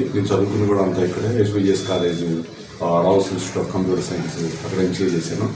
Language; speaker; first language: Telugu; native; Telugu